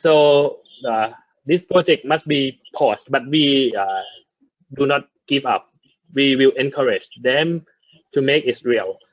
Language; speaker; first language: English; non-native, fluent; Thai